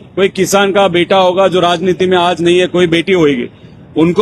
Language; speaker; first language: Hindi; non-native, local second language; Marathi